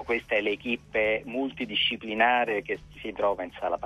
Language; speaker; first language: Italian; native; Italian